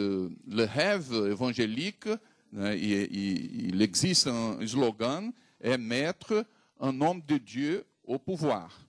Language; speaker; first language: French; non-native, fluent; Portuguese